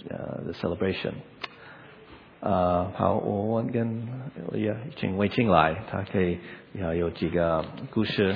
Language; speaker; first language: Chinese; non-native, learner; English